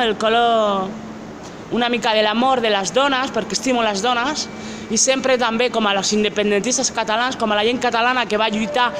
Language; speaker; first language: Catalan; non-native, local second language; Spanish